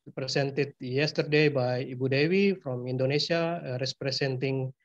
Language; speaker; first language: English; non-native, fluent; Indonesian